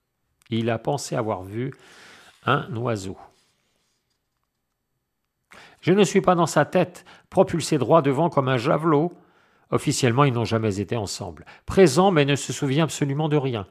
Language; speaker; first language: French; native; French